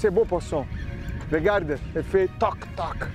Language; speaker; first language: French; non-native, fluent; Italian